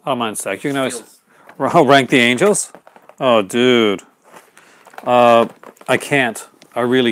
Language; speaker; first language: English; native; English